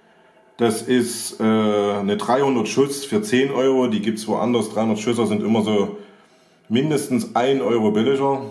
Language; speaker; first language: German; native; German